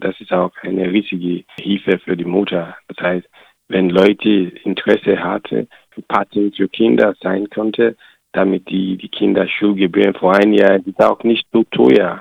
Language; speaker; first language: German; non-native, learner; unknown